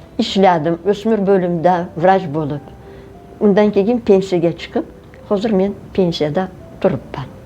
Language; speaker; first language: Uzbek; non-native, local second language; Russian